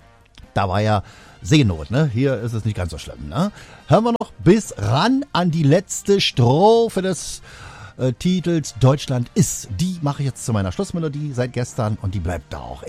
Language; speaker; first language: German; native; German